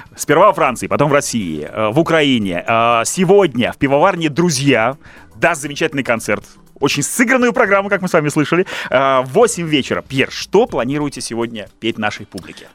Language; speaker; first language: Russian; native; Russian